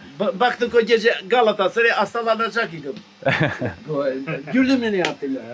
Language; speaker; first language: Turkish; non-native, local second language; Albanian